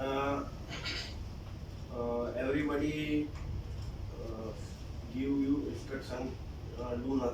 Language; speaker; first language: English; non-native, local second language; Gujarati